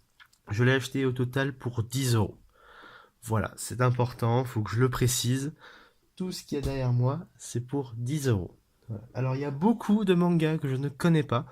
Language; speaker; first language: French; native; French